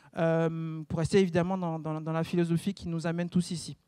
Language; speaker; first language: French; native; French